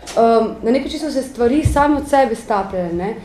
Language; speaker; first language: Slovenian; native; Slovenian